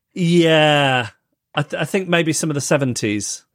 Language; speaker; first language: English; native; English